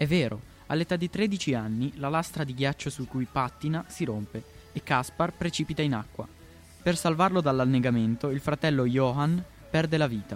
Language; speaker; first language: Italian; native; Italian